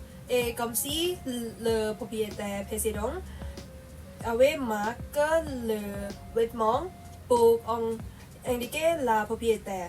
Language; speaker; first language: French; non-native, learner; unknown